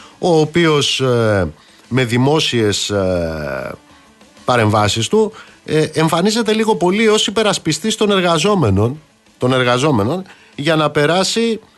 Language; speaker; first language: Greek; native; Greek